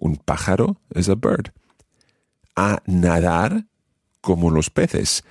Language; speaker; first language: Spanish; non-native, fluent; English